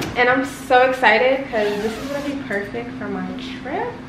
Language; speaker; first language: English; native; English